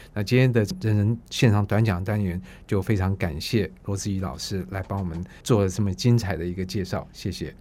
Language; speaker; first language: Chinese; native; Chinese